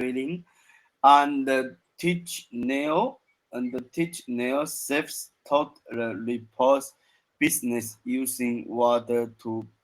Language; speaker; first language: English; non-native, learner; Chinese